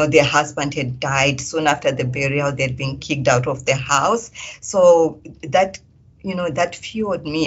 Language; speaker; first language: English; non-native, local second language; Shona